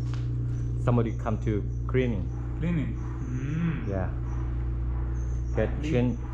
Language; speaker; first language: English; non-native, learner; Thai